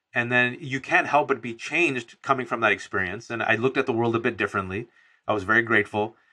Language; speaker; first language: English; native; English